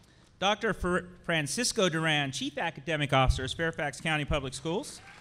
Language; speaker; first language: English; native; English